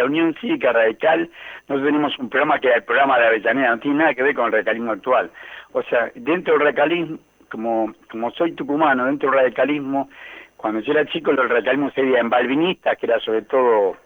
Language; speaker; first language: Spanish; native; Spanish